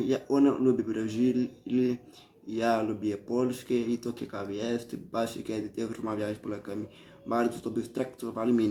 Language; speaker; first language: Polish; early bilingual, heritage; Portuguese